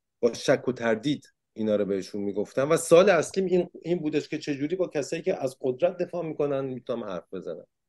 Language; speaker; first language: Persian; early bilingual, heritage; Persian